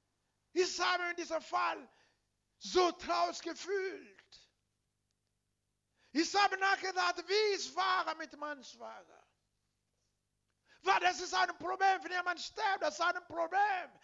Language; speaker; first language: German; non-native, learner; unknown